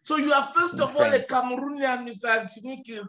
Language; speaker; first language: English; non-native, learner; Arabic